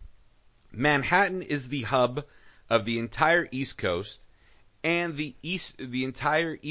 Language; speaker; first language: English; native; English